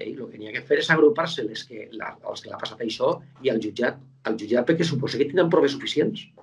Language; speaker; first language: Spanish; non-native, local second language; Catalan